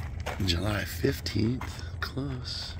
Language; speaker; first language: English; native; English